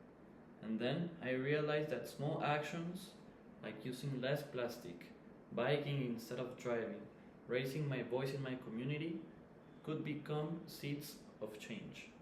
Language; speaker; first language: English; non-native, fluent; Spanish